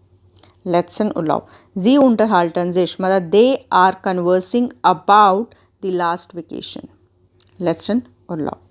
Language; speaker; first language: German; non-native, fluent; Hindi